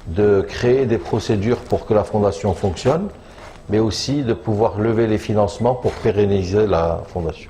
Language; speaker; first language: French; non-native, local second language; Arabic